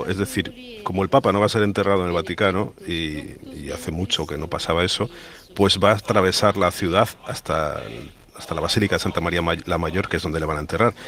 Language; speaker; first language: Spanish; native; Spanish